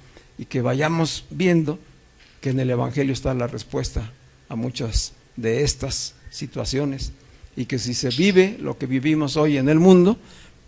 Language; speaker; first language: Spanish; native; Spanish